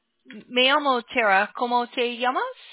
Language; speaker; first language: Spanish; non-native, learner; English